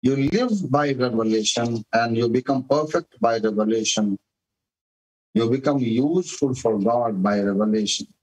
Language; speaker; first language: English; non-native, local second language; Telugu